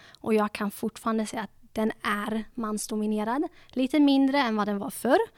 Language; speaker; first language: Swedish; early bilingual, other home language; Dutch